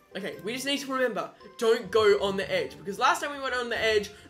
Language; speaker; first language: English; native; English